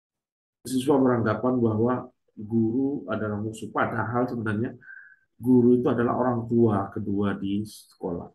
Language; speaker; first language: Indonesian; native; Indonesian